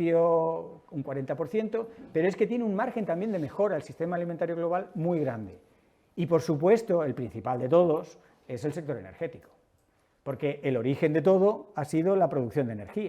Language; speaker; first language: Spanish; native; Spanish